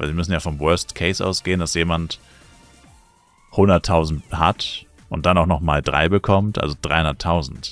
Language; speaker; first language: German; native; German